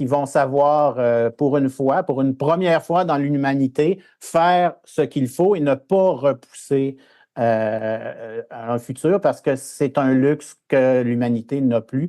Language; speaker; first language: French; native; French